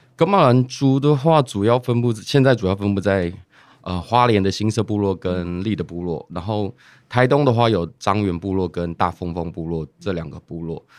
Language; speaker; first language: Chinese; native; Chinese